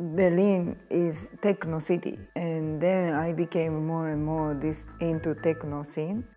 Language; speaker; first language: English; non-native, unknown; Japanese